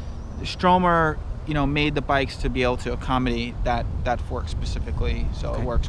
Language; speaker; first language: English; native; English